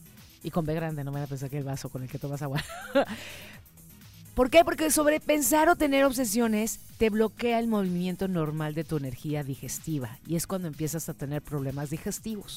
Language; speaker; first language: Spanish; native; Spanish